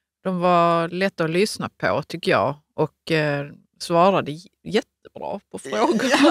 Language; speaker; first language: Swedish; native; Swedish